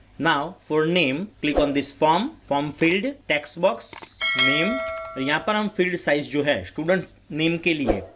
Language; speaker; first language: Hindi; non-native, local second language; Gujarati